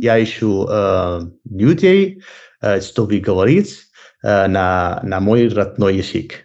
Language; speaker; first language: Russian; non-native, learner; Spanish